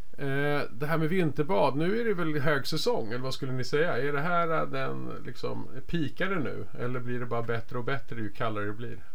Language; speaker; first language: Swedish; native; Swedish